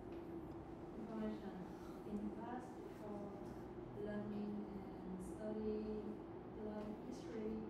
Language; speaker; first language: English; non-native, learner; Vietnamese